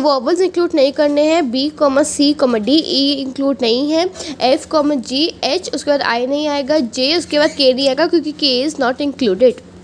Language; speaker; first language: Hindi; native; Hindi